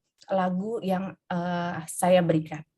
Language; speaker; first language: Indonesian; native; Indonesian